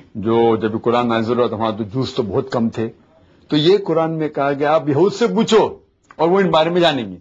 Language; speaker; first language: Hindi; non-native, local second language; Konkani